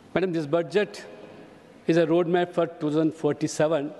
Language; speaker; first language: Hindi; non-native, local second language; Telugu